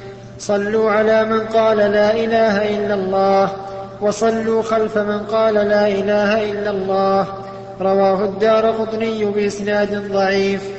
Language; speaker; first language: Arabic; native; Arabic